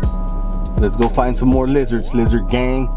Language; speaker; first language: English; native; English